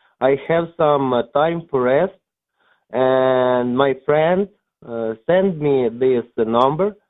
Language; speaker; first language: English; non-native, learner; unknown